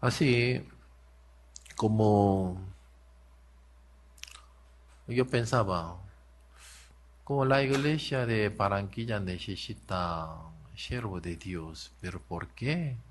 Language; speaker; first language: Spanish; non-native, learner; Korean